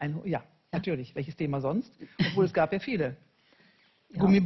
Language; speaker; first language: German; native; German